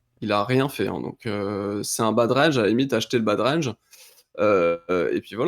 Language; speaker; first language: French; native; French